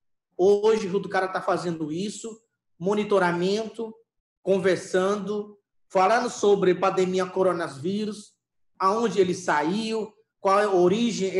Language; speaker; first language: Portuguese; non-native, local second language; Yanomámi